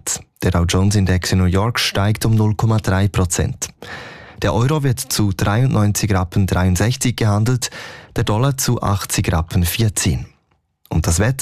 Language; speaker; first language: German; native; German